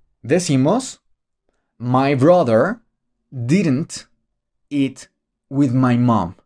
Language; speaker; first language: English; non-native, fluent; Spanish